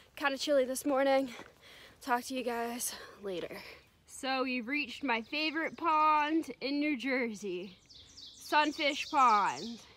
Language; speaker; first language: English; native; English